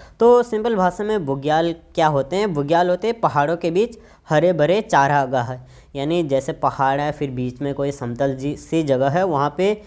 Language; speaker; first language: Hindi; native; Hindi